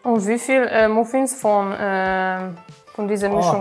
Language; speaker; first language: German; non-native, learner; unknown